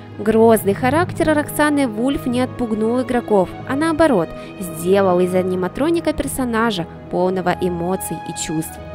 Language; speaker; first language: Russian; native; Russian